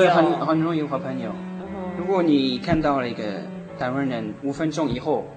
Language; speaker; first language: Chinese; non-native, learner; French